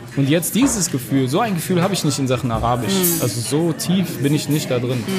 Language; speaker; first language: German; early bilingual, other home language; Arabic